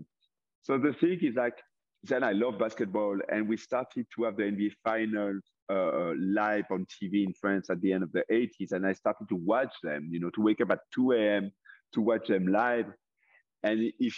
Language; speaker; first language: English; non-native, fluent; French